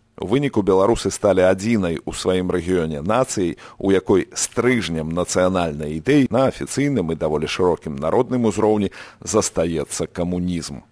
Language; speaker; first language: Belarusian; native; Belarusian